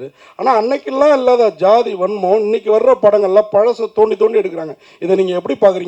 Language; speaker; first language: Tamil; native; Tamil